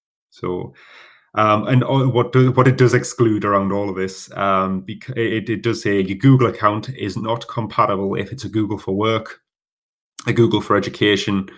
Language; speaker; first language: English; native; English